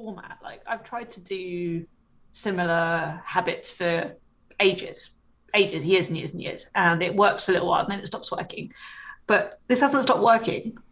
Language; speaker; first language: English; native; English